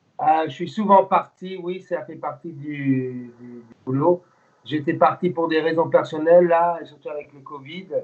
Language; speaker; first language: French; non-native, fluent; English